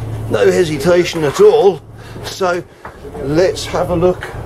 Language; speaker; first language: English; native; English